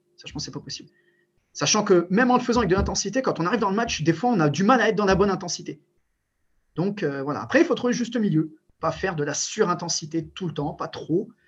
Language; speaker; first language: French; early bilingual, other home language; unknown